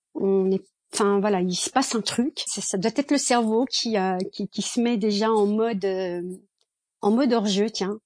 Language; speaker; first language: French; early bilingual, other home language; Kabyle